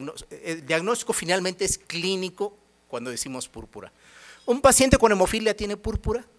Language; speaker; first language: Spanish; native; Spanish